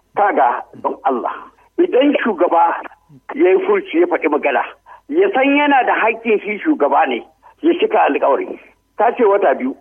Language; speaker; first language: Hausa; native; Hausa